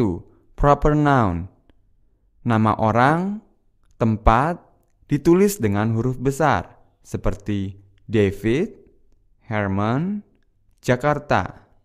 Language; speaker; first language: Indonesian; native; Indonesian